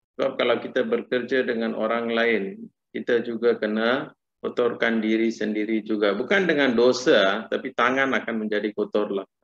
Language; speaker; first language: Malay; non-native, local second language; Tamil